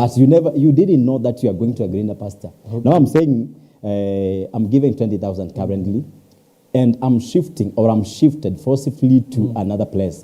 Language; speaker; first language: English; non-native, local second language; Swahili